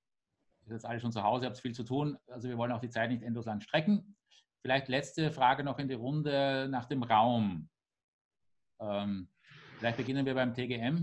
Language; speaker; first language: German; native; German